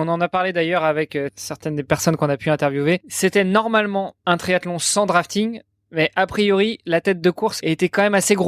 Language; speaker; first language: French; native; French